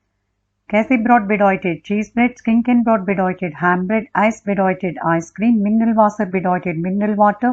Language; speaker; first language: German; non-native, learner; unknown